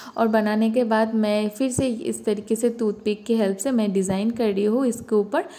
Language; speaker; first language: Hindi; non-native, local second language; Bangla